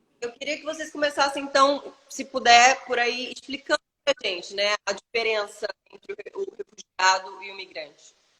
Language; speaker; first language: Portuguese; native; Portuguese